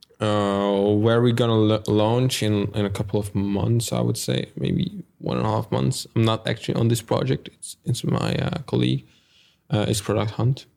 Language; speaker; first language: English; non-native, fluent; Hungarian